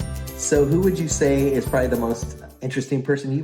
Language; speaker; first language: English; native; English